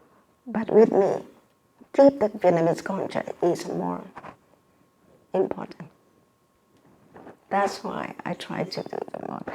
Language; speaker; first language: English; non-native, learner; Vietnamese